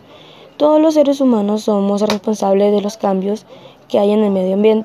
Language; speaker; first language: Spanish; native; Spanish